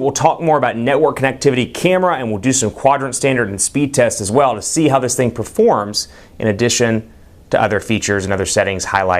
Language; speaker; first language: English; native; English